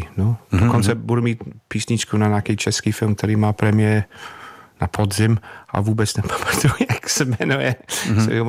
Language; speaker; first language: Czech; non-native, fluent; English